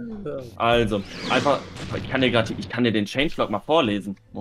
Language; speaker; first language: German; native; German